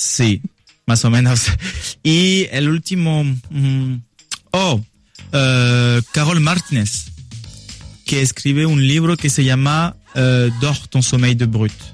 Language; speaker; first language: Spanish; non-native, learner; French